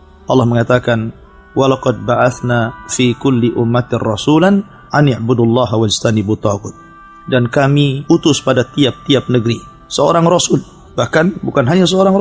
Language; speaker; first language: Indonesian; native; Indonesian